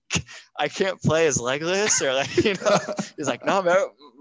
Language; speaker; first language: English; native; English